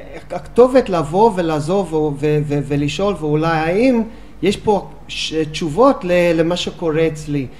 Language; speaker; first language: Hebrew; non-native, fluent; English